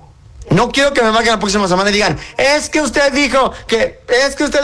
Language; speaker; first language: Spanish; native; Spanish